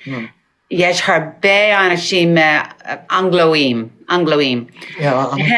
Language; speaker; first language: Hebrew; non-native, learner; English